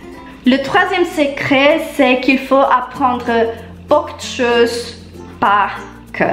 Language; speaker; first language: French; non-native, learner; Italian